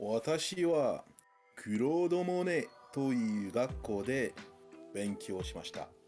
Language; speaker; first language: Japanese; non-native, learner; French